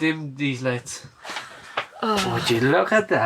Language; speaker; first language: English; native; English